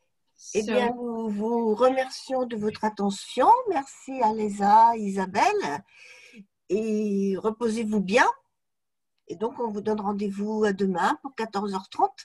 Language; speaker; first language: French; native; French